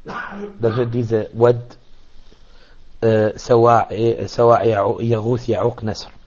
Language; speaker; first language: German; non-native, fluent; Arabic